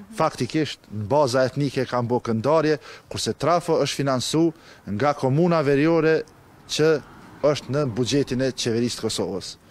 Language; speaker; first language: Albanian; native; Albanian